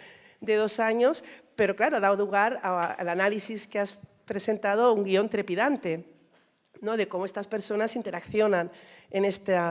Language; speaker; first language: Spanish; native; Spanish